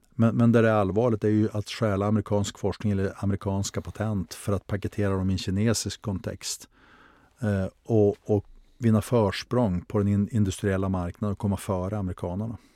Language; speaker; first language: Swedish; native; Swedish